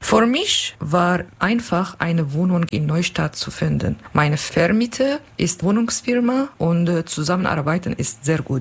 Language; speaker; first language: German; non-native, learner; Kurdish